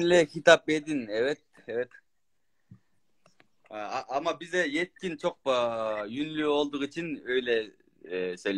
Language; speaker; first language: Turkish; non-native, learner; Kyrgyz